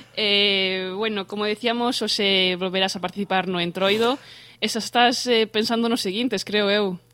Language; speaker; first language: Galician; native; Galician